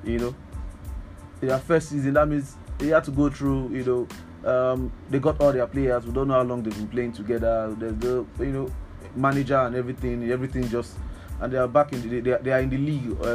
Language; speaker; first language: English; non-native, local second language; Yoruba